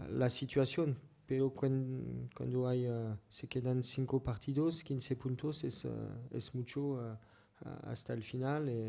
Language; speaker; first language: Spanish; non-native, fluent; French